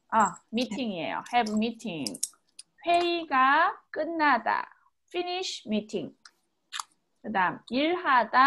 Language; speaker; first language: Korean; native; Korean